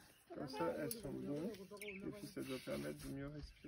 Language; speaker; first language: French; native; French